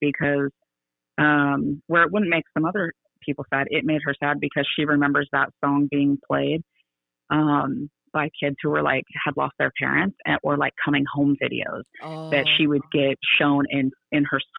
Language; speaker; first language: English; native; English